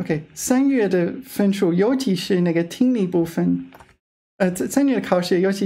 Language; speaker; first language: Chinese; non-native, fluent; English